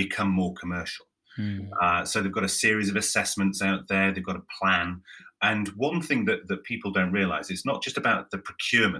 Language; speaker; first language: English; native; English